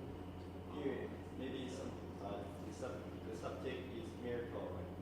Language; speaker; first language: English; non-native, learner; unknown